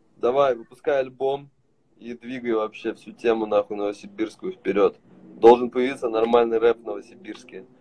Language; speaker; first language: Russian; native; Russian